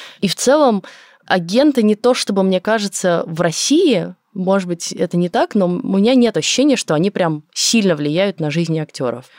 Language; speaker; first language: Russian; native; Russian